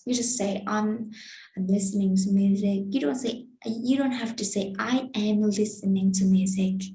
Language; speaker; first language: English; non-native, fluent; Vietnamese